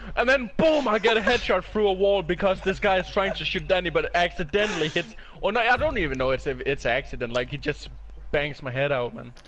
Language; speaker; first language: English; non-native, fluent; Danish